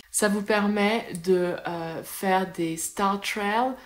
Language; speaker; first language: French; native; French